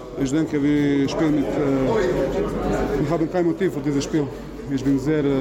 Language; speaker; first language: German; non-native, learner; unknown